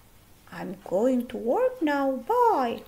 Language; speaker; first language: English; non-native, fluent; Albanian